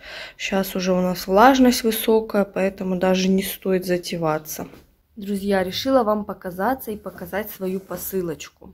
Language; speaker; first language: Russian; native; Russian